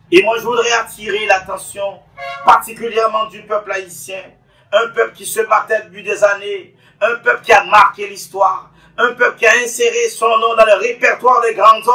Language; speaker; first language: French; non-native, local second language; Haitian Creole